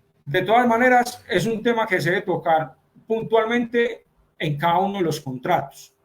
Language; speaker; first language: Spanish; native; Spanish